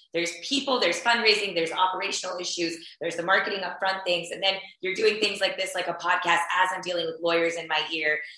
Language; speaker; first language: English; early bilingual, other home language; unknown